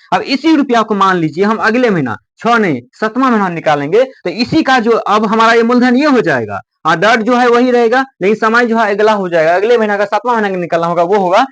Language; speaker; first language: Hindi; native; Hindi